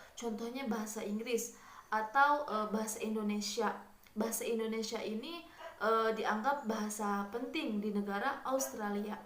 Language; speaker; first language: Indonesian; non-native, local second language; Sundanese